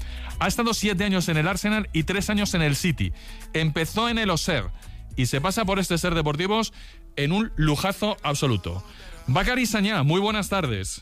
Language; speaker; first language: Spanish; native; Spanish